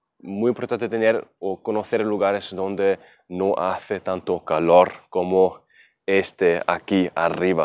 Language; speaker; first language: Spanish; non-native, fluent; German